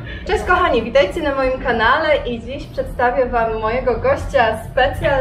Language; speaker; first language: Polish; native; Polish